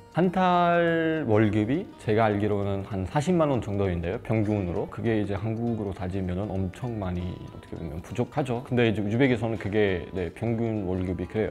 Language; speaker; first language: Korean; non-native, fluent; Uzbek